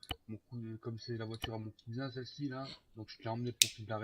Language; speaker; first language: French; native; French